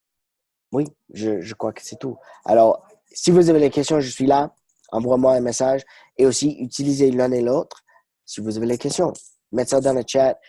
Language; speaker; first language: French; non-native, fluent; English